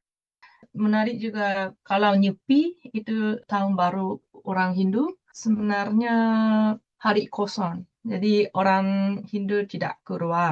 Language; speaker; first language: Indonesian; non-native, fluent; Japanese